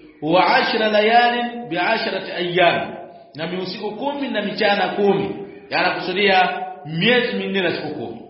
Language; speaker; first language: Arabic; non-native, fluent; Swahili